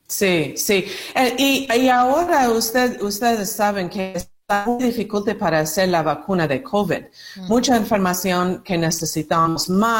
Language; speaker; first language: Spanish; non-native, learner; English